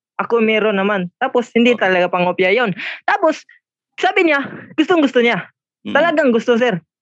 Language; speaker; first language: Filipino; non-native, local second language; Cebuano